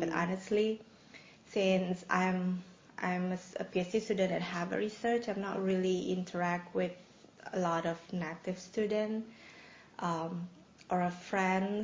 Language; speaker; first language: English; non-native, fluent; Indonesian